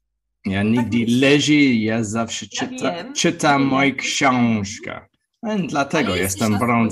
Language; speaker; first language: Polish; non-native, learner; English